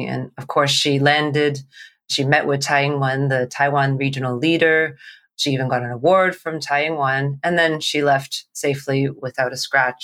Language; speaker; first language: English; non-native, local second language; Cantonese